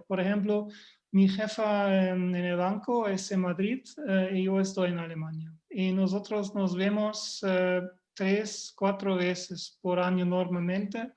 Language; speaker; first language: Spanish; non-native, fluent; German